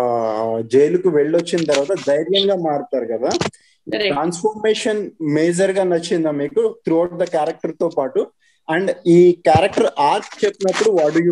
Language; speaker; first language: Telugu; native; Telugu